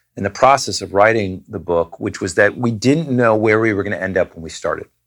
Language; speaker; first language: English; native; English